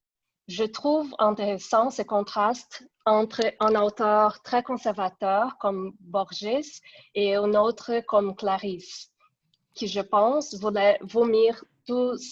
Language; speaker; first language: French; non-native, fluent; Portuguese